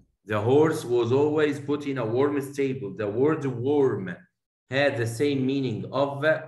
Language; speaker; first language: English; non-native, fluent; Arabic